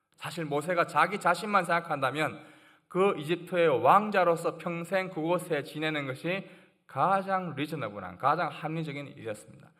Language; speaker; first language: Korean; native; Korean